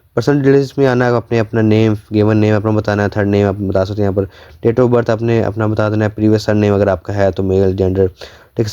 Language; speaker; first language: Urdu; non-native, local second language; Punjabi